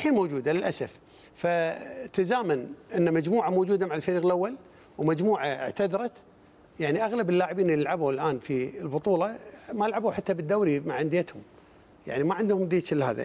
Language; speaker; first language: Arabic; native; Arabic